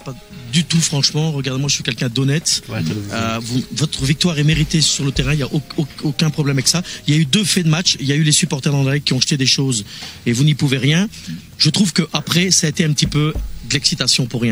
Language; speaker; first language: French; native; French